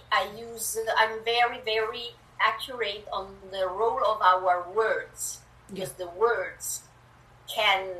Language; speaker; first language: English; non-native, fluent; Italian